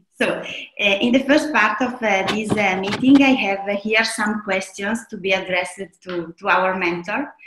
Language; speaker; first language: English; non-native, fluent; Italian